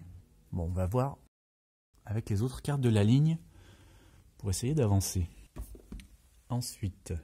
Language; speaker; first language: French; native; French